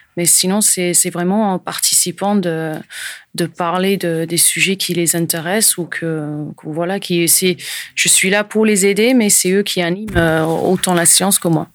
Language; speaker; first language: French; non-native, fluent; English